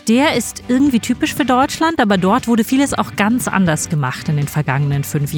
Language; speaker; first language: German; native; German